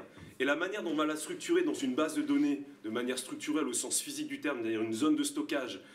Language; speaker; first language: French; native; French